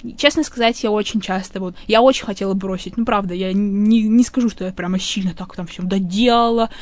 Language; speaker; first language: Russian; native; Russian